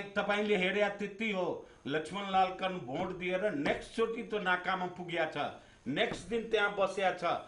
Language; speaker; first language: Nepali; non-native, local second language; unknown